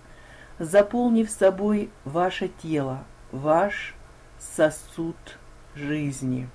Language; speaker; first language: Russian; native; Russian